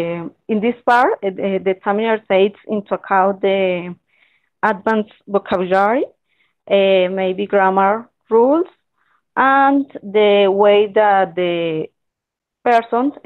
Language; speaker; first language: English; non-native, learner; Spanish